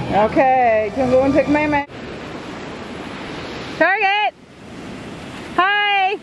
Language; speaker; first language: Indonesian; non-native, learner; English